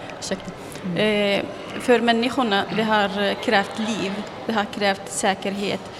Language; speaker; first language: Swedish; non-native, fluent; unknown